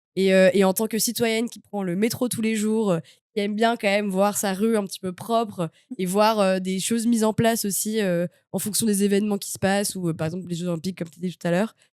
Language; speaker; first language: French; native; French